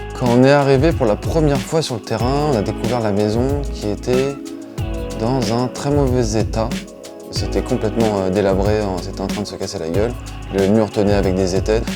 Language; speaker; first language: French; native; French